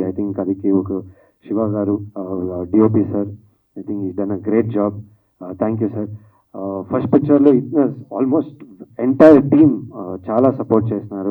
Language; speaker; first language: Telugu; non-native, learner; Kannada